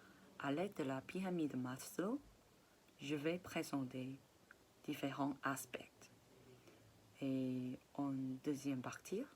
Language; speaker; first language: French; non-native, fluent; Chinese